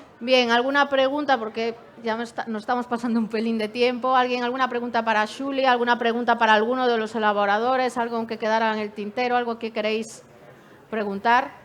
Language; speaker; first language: Spanish; native; Spanish